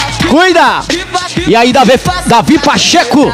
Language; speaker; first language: Portuguese; native; Portuguese